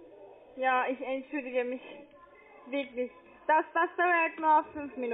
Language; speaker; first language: German; non-native, learner; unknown